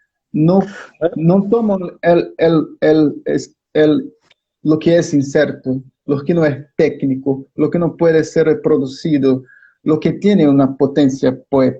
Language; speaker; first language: Spanish; non-native, fluent; Portuguese